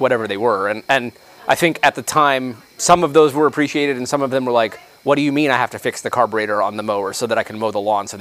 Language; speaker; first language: English; native; English